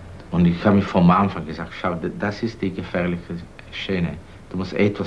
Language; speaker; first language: German; non-native, learner; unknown